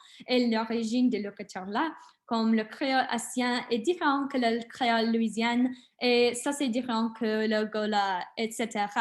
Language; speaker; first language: French; non-native, learner; English